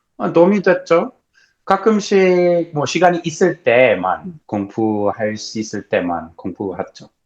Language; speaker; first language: Korean; non-native, learner; English